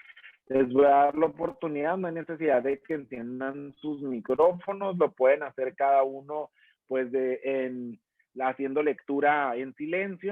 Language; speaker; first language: Spanish; native; Spanish